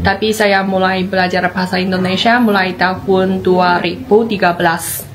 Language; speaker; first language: Indonesian; non-native, fluent; Chinese